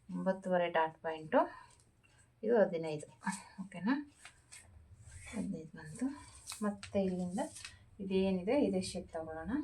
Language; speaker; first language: Kannada; native; Kannada